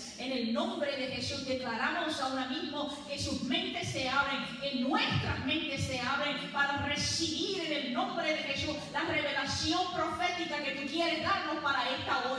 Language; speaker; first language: Spanish; early bilingual, heritage; Spanish